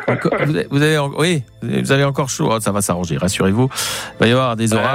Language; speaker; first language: French; native; French